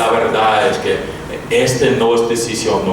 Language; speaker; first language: Spanish; non-native, fluent; English